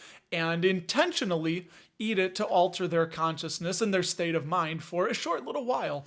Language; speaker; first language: English; native; English